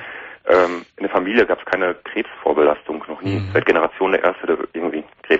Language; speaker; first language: German; native; German